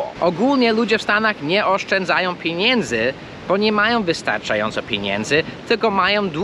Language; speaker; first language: Polish; early bilingual, heritage; Polish